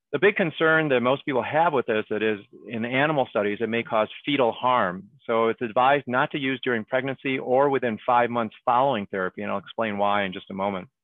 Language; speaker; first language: English; native; English